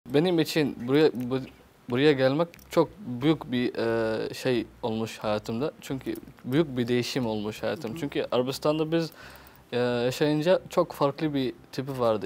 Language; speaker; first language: Turkish; non-native, learner; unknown